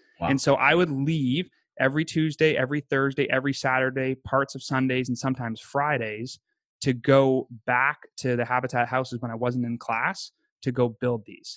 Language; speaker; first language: English; native; English